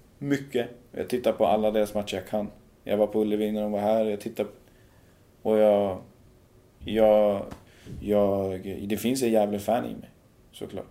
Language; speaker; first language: Swedish; early bilingual, other home language; Persian